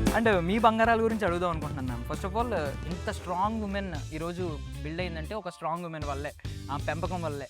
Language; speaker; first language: Telugu; native; Telugu